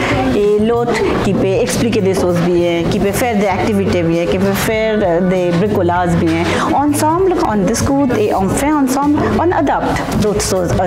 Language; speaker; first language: French; non-native, learner; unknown